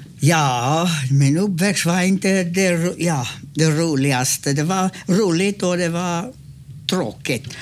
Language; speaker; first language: Swedish; non-native, fluent; English